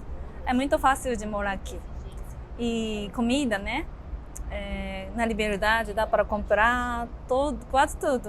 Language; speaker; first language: Portuguese; non-native, learner; Japanese